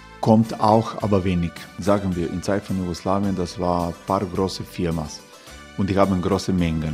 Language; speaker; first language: German; non-native, learner; Croatian